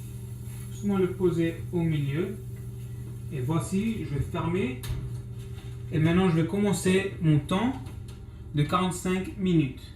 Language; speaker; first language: French; non-native, local second language; English